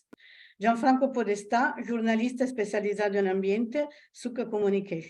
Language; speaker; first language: Portuguese; non-native, learner; Italian